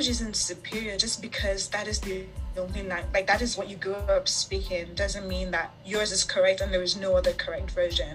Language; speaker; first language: English; native; English